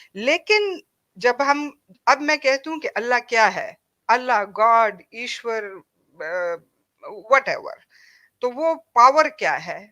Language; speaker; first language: Hindi; non-native, fluent; Pashto